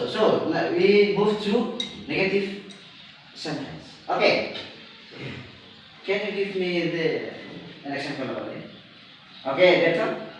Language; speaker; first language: English; non-native, learner; Indonesian